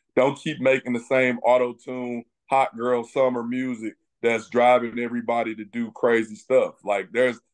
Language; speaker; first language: English; native; English